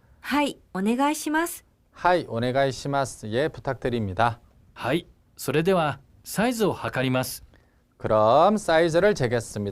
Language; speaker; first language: Japanese; non-native, fluent; Korean